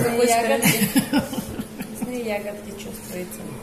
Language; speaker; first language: Russian; non-native, local second language; Romanian